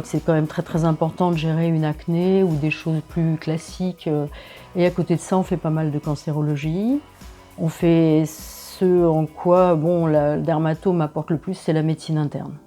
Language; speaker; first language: French; native; French